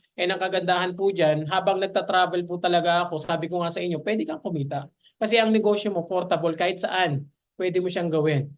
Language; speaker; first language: Filipino; native; Filipino